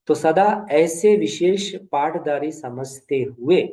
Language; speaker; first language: Hindi; non-native, local second language; Kannada